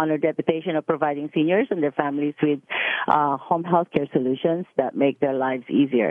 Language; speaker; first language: English; non-native, local second language; Filipino